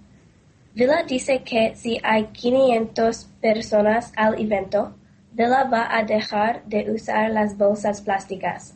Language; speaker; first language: Spanish; non-native, learner; English